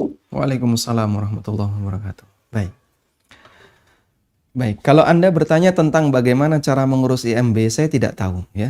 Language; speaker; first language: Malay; non-native, local second language; Javanese